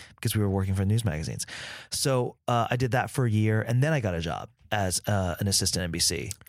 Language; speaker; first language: English; early bilingual, other home language; Vietnamese